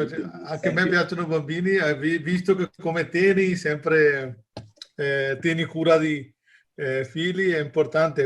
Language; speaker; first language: Italian; non-native, learner; Hindi